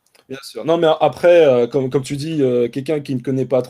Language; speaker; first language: French; native; French